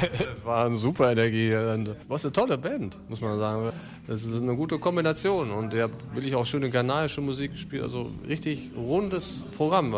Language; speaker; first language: German; native; German